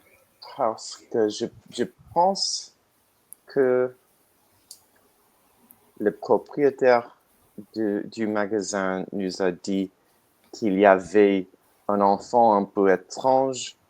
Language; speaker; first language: French; non-native, learner; English